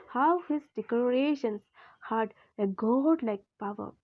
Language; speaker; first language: English; non-native, local second language; Malayalam